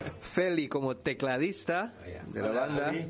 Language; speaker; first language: Spanish; non-native, learner; Indonesian